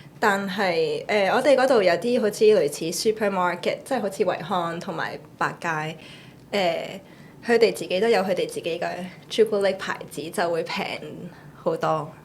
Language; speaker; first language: Cantonese; early bilingual, heritage; Cantonese